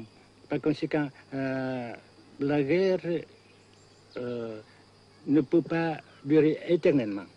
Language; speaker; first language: French; non-native, local second language; Vietnamese